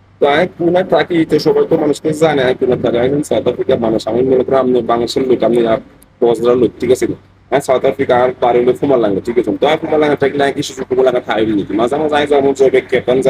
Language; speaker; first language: Bangla; non-native, fluent; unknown